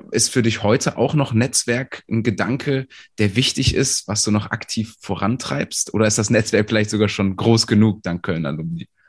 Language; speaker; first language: German; native; German